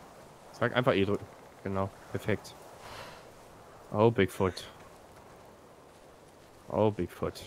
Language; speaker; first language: German; native; German